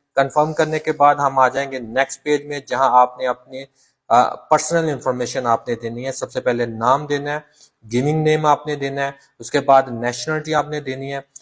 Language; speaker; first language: Urdu; non-native, local second language; Punjabi